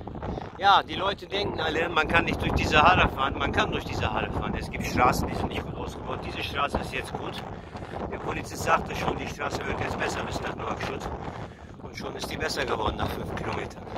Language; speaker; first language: German; early bilingual, other home language; Turkish